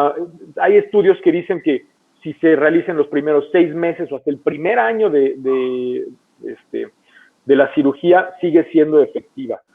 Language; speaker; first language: Spanish; native; Spanish